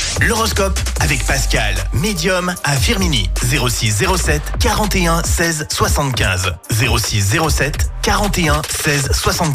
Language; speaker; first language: French; native; French